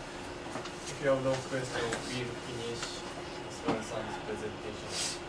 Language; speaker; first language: English; non-native, learner; Japanese